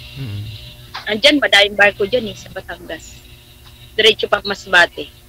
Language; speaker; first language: Filipino; native; Filipino